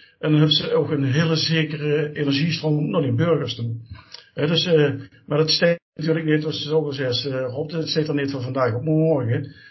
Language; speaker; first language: Dutch; native; Dutch